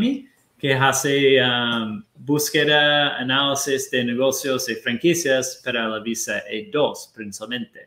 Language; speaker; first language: Spanish; non-native, fluent; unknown